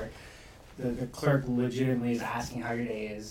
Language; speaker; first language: English; native; English